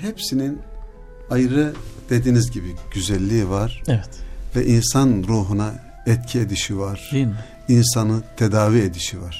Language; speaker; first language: Turkish; native; Turkish